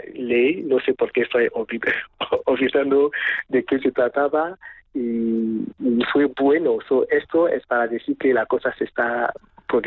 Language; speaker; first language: Spanish; non-native, fluent; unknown